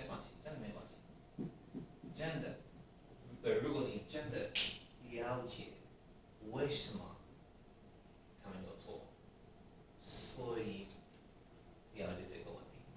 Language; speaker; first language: Chinese; non-native, learner; English